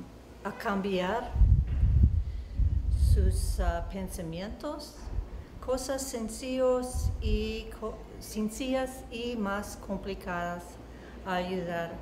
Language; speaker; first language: Spanish; non-native, learner; English